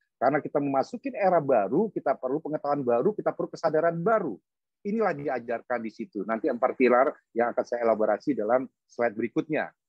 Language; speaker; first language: Indonesian; native; Indonesian